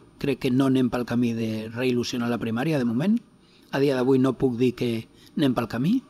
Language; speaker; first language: Catalan; non-native, local second language; Spanish